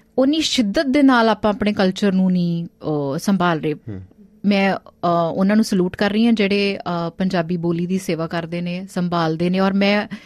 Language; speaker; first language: Punjabi; early bilingual, heritage; Punjabi